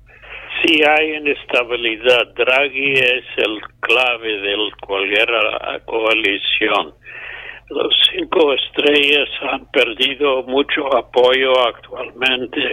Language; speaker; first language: Spanish; non-native, fluent; English